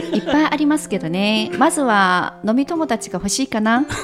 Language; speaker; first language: Japanese; non-native, fluent; Chinese